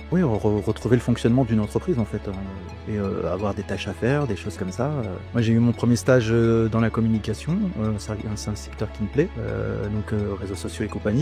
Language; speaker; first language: French; native; French